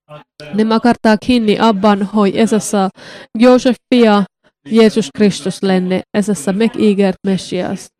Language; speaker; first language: Hungarian; non-native, learner; Finnish